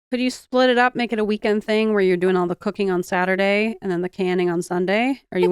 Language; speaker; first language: English; native; English